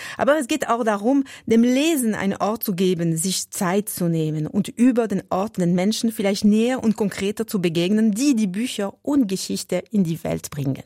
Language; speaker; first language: German; non-native, local second language; French